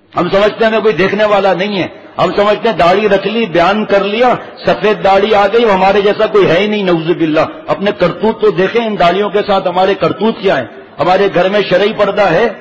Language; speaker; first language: Urdu; native; Urdu